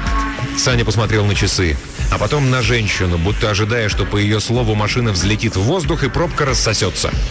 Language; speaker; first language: Russian; native; Russian